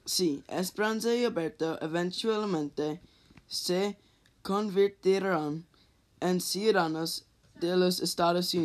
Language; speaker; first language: Spanish; non-native, learner; English